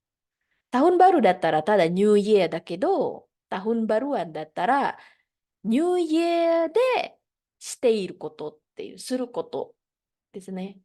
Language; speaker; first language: Japanese; non-native, fluent; Indonesian